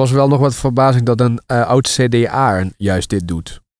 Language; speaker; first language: Dutch; native; Dutch